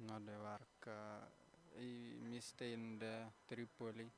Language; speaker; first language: English; non-native, learner; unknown